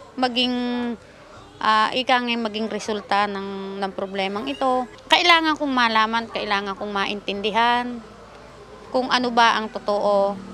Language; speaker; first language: Filipino; native; Filipino